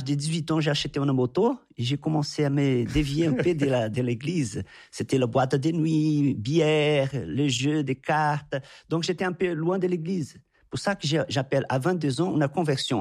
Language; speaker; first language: French; non-native, fluent; Portuguese